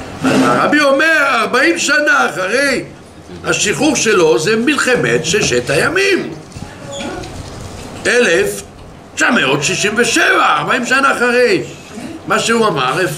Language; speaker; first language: Hebrew; non-native, fluent; French